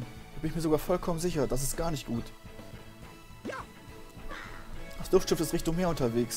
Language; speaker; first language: German; native; German